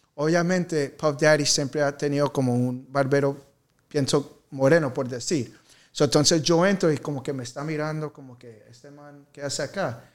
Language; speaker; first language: Spanish; early bilingual, heritage; Spanish